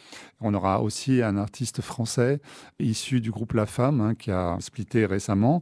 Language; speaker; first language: French; native; French